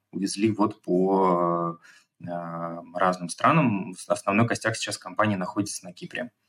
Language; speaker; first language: Russian; native; Russian